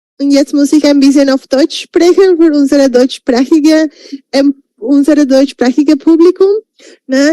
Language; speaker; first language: German; non-native, fluent; Spanish